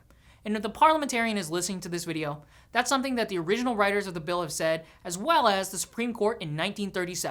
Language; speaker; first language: English; native; English